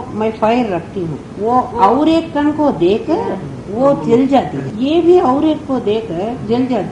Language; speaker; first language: Hindi; non-native, local second language; Telugu